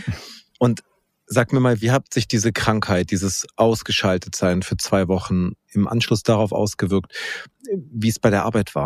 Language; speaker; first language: German; native; German